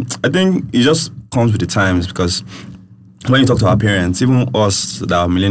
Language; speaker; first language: English; non-native, local second language; Yoruba